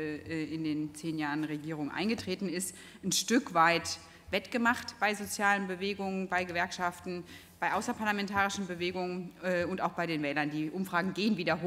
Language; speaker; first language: German; native; German